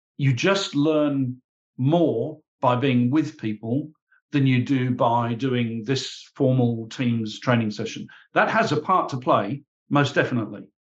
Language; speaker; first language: English; native; English